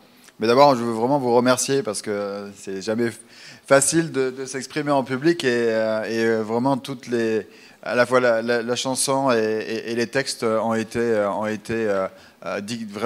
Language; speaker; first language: French; native; French